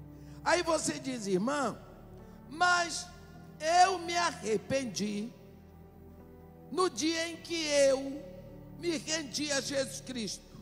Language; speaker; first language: Portuguese; native; Portuguese